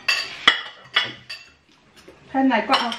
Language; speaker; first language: Swedish; non-native, learner; Thai